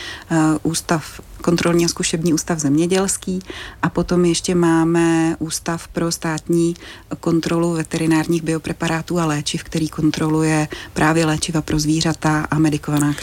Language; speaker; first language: Czech; native; Czech